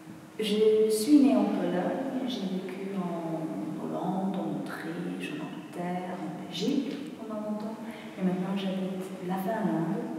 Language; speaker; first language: French; non-native, fluent; Polish